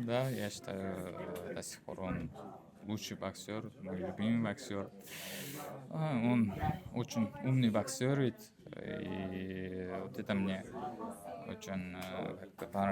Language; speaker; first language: Russian; non-native, learner; Uzbek